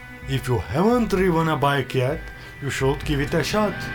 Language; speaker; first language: English; non-native, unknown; Turkish